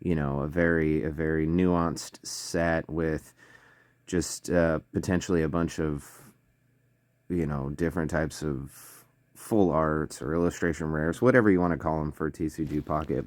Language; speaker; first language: English; native; English